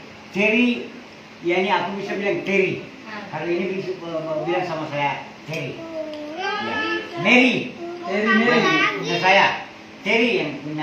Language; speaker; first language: Indonesian; non-native, learner; Hindi